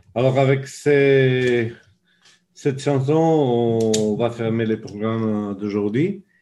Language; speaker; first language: French; non-native, fluent; Spanish